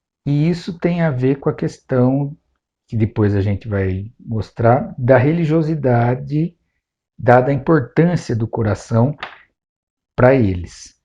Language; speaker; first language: Portuguese; native; Portuguese